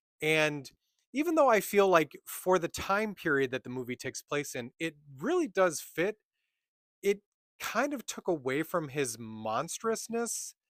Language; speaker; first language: English; native; English